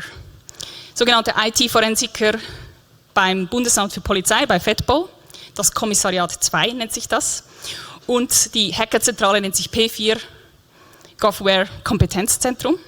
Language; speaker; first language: German; native; German